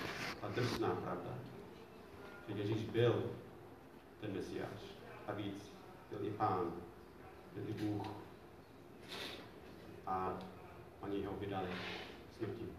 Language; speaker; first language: Czech; non-native, fluent; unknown